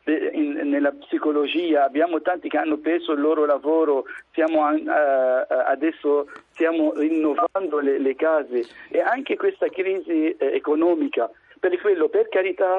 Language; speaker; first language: Italian; non-native, fluent; Arabic